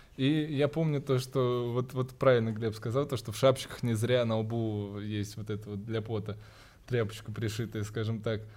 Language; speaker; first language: Russian; native; Russian